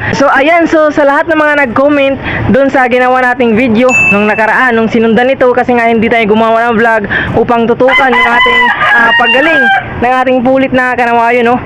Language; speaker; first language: Filipino; non-native, local second language; Cebuano